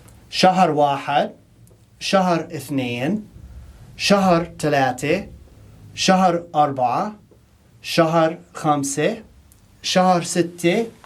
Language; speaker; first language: Arabic; non-native, fluent; English